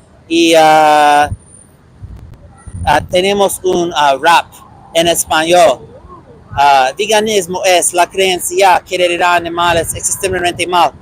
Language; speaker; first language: Spanish; non-native, learner; English